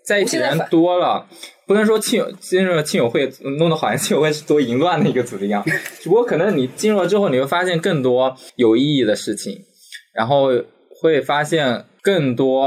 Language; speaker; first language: Chinese; native; Chinese